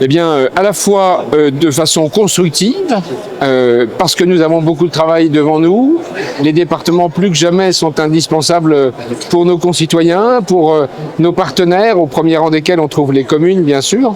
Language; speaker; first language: French; native; French